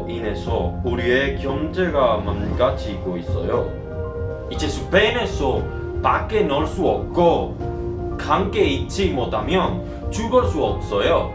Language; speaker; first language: Korean; non-native, learner; Spanish